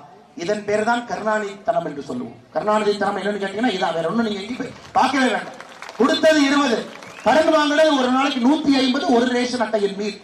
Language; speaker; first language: Tamil; native; Tamil